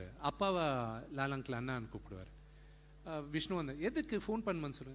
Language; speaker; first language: Tamil; non-native, local second language; Telugu